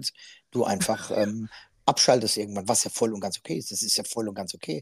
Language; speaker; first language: German; native; German